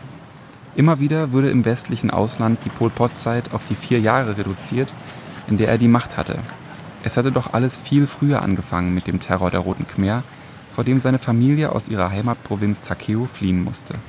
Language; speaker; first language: German; native; German